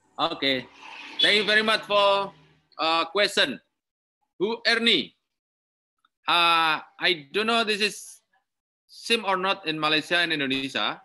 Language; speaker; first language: English; non-native, learner; Indonesian